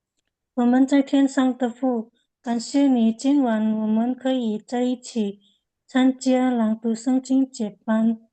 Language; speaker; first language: Chinese; non-native, learner; Indonesian